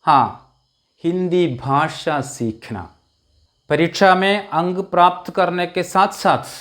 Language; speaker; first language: Hindi; non-native, local second language; Malayalam